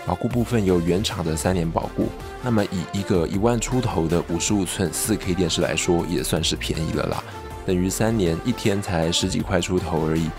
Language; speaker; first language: Chinese; native; Chinese